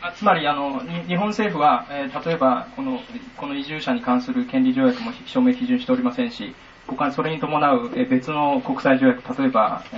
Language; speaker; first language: Japanese; native; Japanese